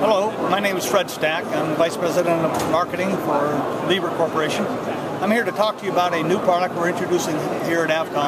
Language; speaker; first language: English; native; English